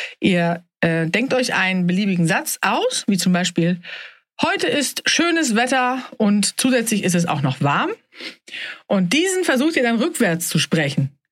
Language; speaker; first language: German; native; German